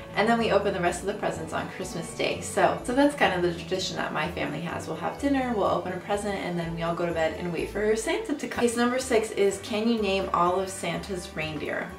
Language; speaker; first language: English; native; English